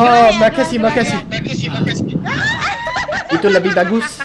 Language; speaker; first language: Indonesian; non-native, fluent; English